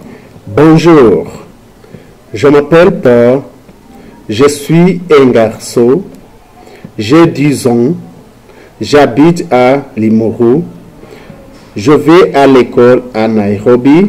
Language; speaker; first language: French; non-native, learner; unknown